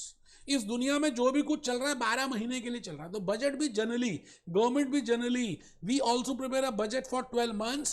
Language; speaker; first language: Hindi; native; Hindi